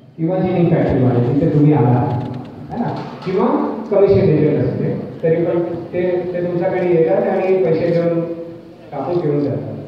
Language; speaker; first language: Marathi; non-native, local second language; Hindi